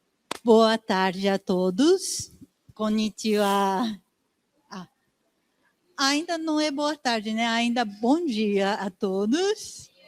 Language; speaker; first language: Portuguese; non-native, learner; Japanese